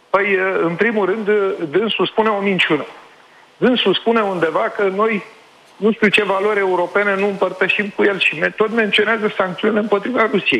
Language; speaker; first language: Romanian; native; Romanian